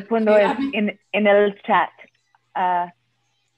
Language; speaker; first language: Spanish; non-native, learner; English